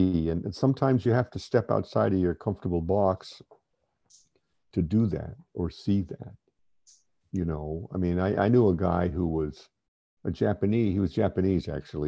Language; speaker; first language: English; native; English